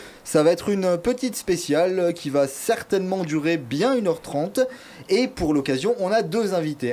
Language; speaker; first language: French; native; French